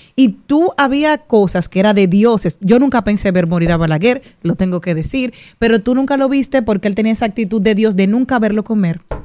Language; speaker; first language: Spanish; native; Spanish